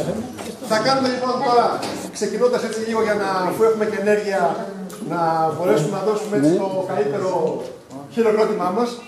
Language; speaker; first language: Greek; native; Greek